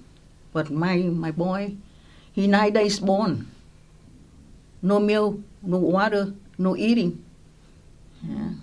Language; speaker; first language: English; non-native, local second language; Vietnamese